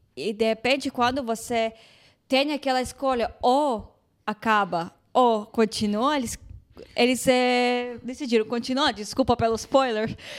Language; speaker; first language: Portuguese; non-native, fluent; Hebrew